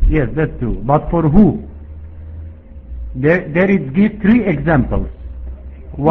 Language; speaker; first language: English; non-native, fluent; Arabic